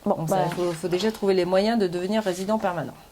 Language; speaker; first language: French; native; French